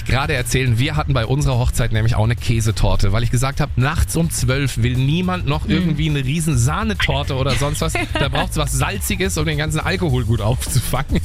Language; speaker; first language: German; native; German